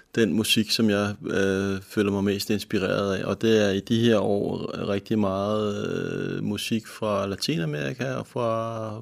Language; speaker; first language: Danish; native; Danish